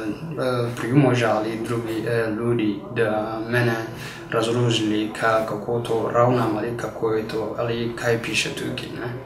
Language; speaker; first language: Slovenian; non-native, learner; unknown